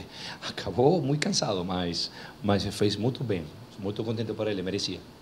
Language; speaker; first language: Portuguese; non-native, fluent; Spanish